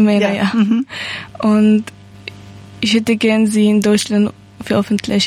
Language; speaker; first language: German; non-native, learner; Persian